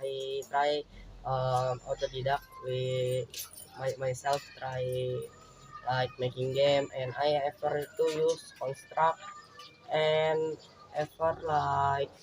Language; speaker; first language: English; non-native, learner; Indonesian